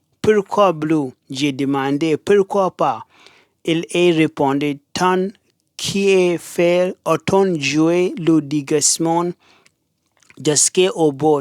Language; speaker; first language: French; non-native, learner; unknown